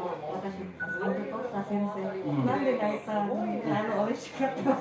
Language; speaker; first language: Japanese; non-native, learner; Filipino